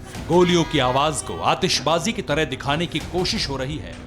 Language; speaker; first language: Hindi; native; Hindi